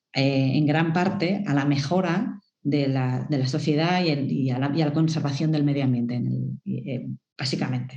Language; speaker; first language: Spanish; native; Spanish